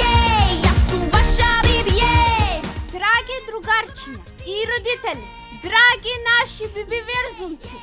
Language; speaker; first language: Macedonian; native; Macedonian